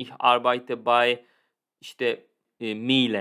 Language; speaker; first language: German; non-native, fluent; Turkish